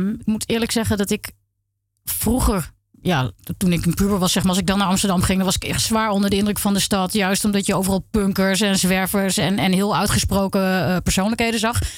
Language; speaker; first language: Dutch; native; Dutch